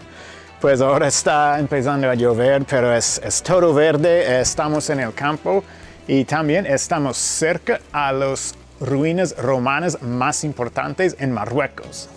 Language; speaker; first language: Spanish; non-native, fluent; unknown